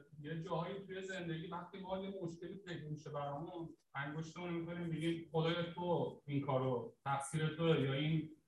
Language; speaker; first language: Persian; native; Persian